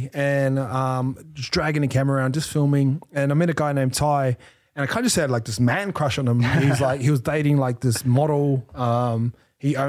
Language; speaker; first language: English; native; English